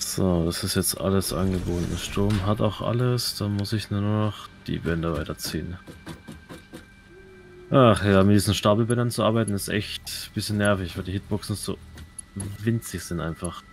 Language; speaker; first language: German; native; German